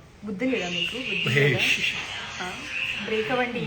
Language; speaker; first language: Telugu; non-native, learner; Gujarati